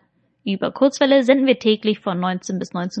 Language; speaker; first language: German; native; German